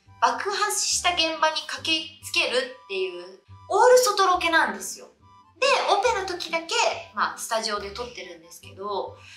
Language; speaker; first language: Japanese; early bilingual, other home language; Vietnamese